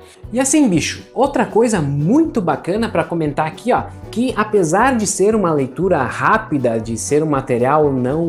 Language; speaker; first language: Portuguese; native; Portuguese